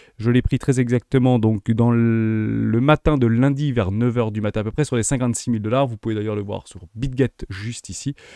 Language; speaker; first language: French; native; French